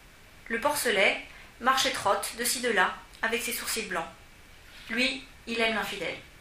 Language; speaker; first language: French; native; French